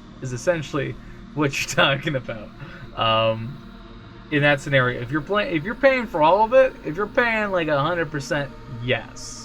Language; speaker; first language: English; native; English